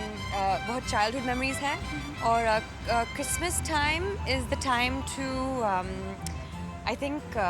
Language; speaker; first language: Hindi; non-native, fluent; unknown